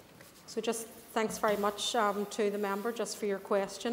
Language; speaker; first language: English; native; English